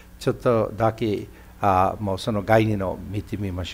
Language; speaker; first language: Japanese; non-native, fluent; English